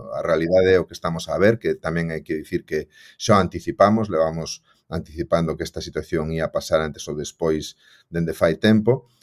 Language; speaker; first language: Galician; native; Galician